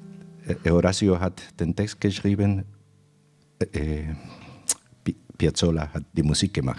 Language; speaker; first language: German; non-native, fluent; Spanish